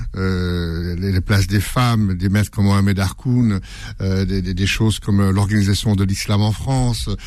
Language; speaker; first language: French; early bilingual, other home language; Kabyle